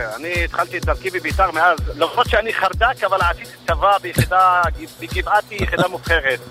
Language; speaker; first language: Hebrew; non-native, local second language; Arabic